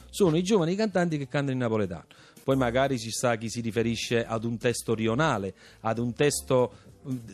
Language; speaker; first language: Italian; native; Italian